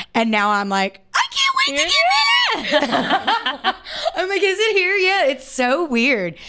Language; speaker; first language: English; native; English